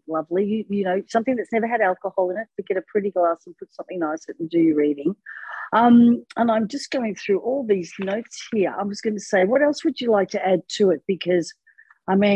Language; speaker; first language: English; native; English